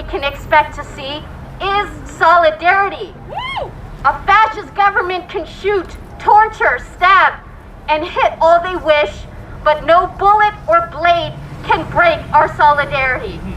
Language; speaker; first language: English; non-native, local second language; Filipino